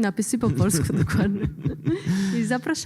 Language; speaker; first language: Polish; non-native, learner; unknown